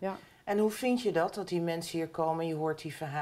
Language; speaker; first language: Dutch; native; Dutch